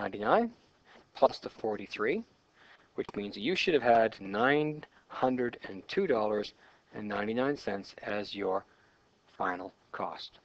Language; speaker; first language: English; native; English